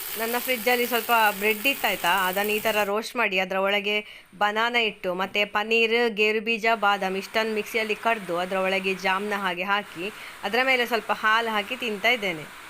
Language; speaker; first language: Kannada; native; Kannada